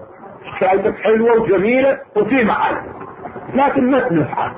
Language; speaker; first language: Arabic; native; Arabic